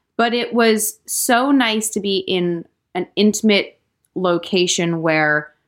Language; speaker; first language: English; native; English